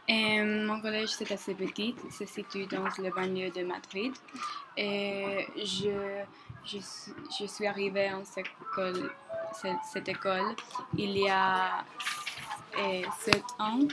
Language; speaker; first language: French; non-native, learner; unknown